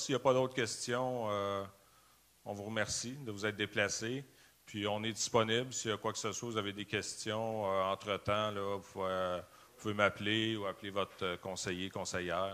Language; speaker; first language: French; native; French